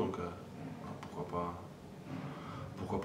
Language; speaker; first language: French; native; French